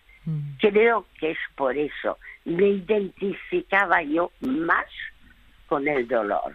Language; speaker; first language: Spanish; early bilingual, other home language; French